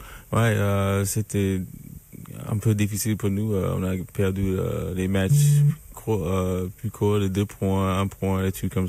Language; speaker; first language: French; non-native, learner; English